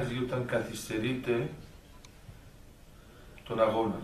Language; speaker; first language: Greek; early bilingual, heritage; Greek